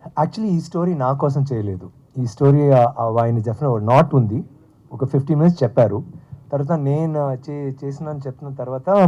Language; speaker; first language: Telugu; non-native, fluent; Tamil